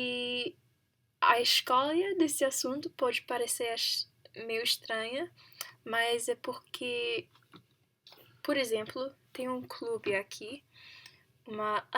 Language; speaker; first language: Portuguese; non-native, learner; English